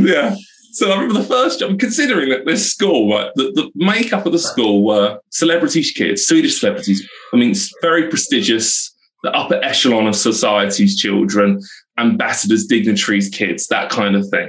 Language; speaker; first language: English; native; English